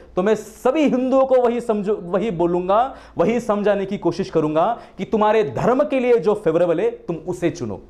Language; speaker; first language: Hindi; non-native, local second language; Marathi